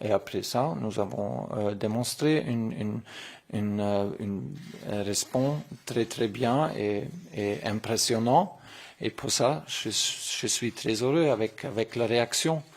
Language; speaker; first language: French; non-native, learner; German